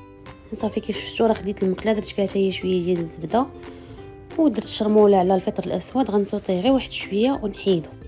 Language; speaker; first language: Arabic; native; Arabic